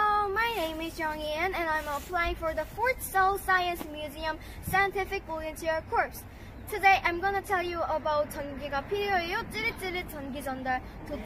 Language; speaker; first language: English; non-native, learner; Korean